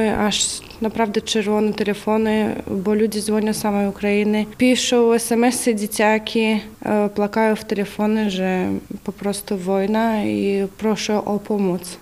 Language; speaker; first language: Polish; non-native, learner; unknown